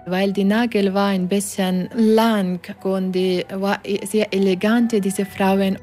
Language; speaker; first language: German; non-native, learner; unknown